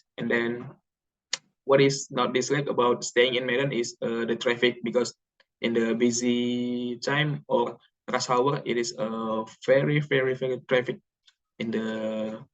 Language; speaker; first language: English; non-native, learner; Indonesian